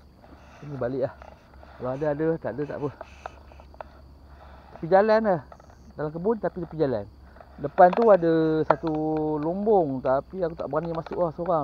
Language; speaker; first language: Malay; native; Malay